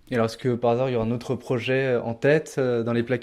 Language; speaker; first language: French; native; French